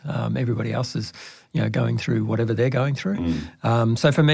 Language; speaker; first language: English; native; English